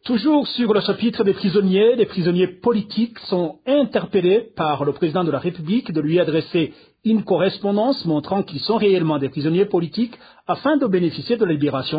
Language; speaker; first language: French; non-native, local second language; Rundi